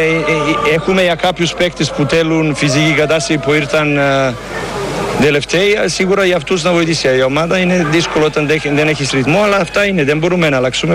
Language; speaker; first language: Greek; non-native, learner; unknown